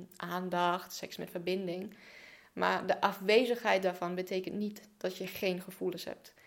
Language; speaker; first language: Dutch; non-native, fluent; German